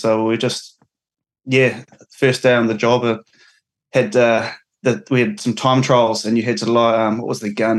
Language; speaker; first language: English; native; English